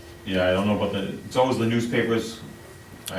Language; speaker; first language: English; native; English